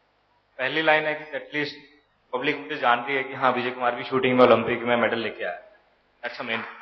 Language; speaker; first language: Hindi; native; Hindi